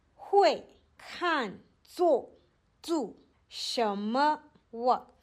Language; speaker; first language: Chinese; non-native, learner; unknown